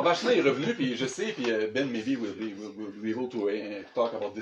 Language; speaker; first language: French; native; French